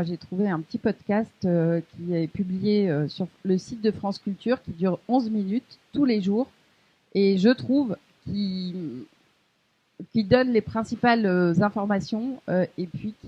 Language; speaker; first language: French; native; French